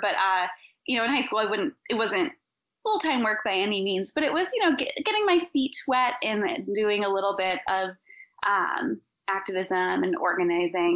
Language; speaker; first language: English; native; English